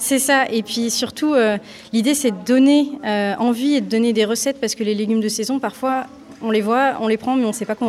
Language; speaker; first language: French; native; French